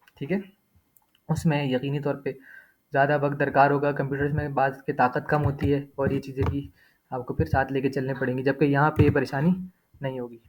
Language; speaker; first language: Urdu; native; Urdu